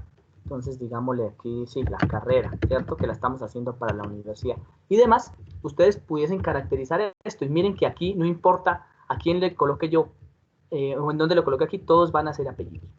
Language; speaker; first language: Spanish; native; Spanish